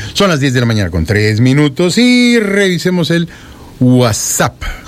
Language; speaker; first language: Spanish; native; Spanish